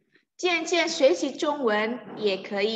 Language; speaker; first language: Chinese; non-native, fluent; Indonesian